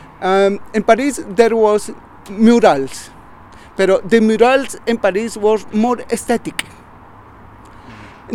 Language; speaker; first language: English; non-native, learner; Spanish